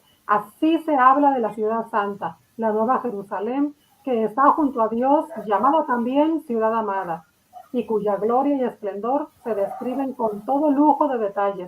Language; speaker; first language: Spanish; native; Spanish